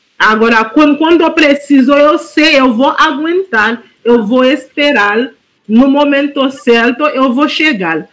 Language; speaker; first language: Portuguese; non-native, fluent; Haitian Creole